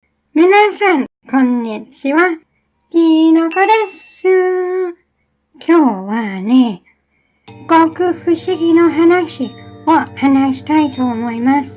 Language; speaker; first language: Japanese; non-native, learner; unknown